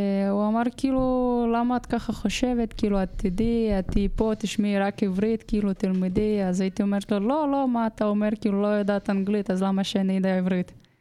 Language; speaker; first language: Hebrew; non-native, fluent; Russian